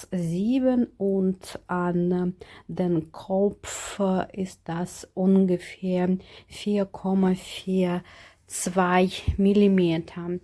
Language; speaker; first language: German; non-native, fluent; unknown